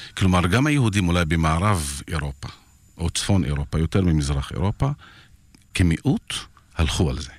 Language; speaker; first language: Hebrew; non-native, local second language; Arabic